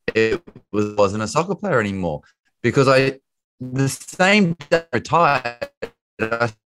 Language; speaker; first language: English; native; English